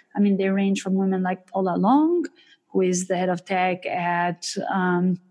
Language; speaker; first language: English; early bilingual, other home language; Albanian